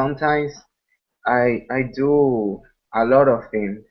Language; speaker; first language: English; non-native, learner; Spanish